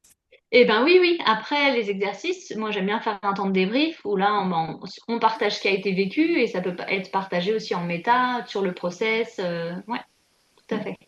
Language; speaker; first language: French; native; French